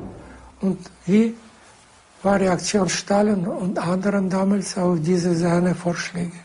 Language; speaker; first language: German; non-native, fluent; Russian